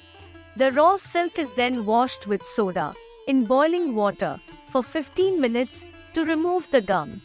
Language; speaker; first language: English; non-native, local second language; Marathi